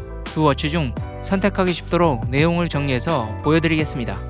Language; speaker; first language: Korean; native; Korean